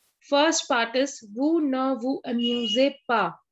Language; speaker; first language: French; non-native, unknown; Hindi